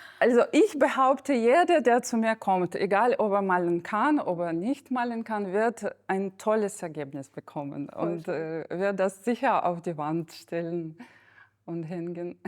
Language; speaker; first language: German; non-native, fluent; Ukrainian